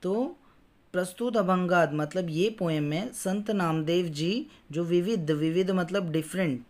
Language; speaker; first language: Hindi; non-native, local second language; Marathi